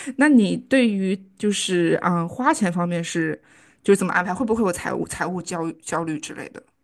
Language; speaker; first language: Chinese; native; Chinese